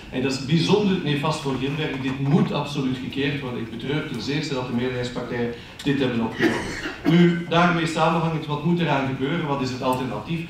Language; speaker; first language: Dutch; native; Dutch